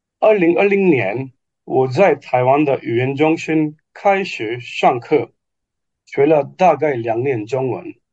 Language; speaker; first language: Chinese; non-native, learner; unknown